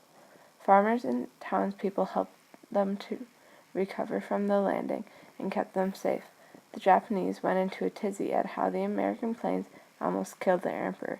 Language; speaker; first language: English; native; English